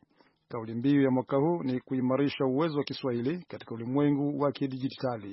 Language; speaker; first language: Swahili; non-native, local second language; Rundi